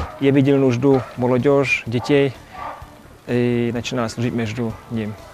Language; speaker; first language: Russian; non-native, local second language; Romany